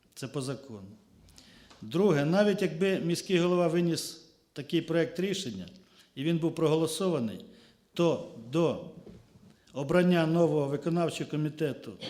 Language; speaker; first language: Ukrainian; native; Ukrainian